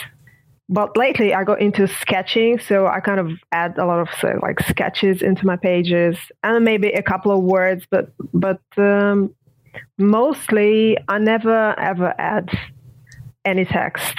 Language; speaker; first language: English; non-native, fluent; Russian